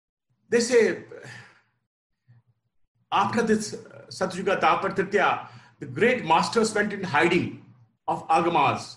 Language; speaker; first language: English; non-native, local second language; Kashmiri